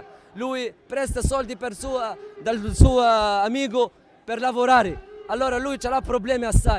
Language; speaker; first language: Italian; non-native, learner; Arabic